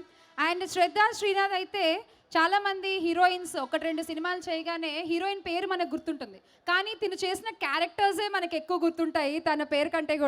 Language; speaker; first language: Telugu; native; Telugu